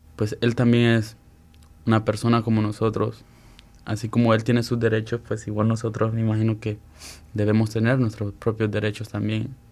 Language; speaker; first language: Spanish; native; Spanish